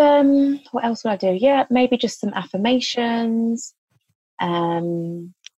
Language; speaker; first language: English; native; English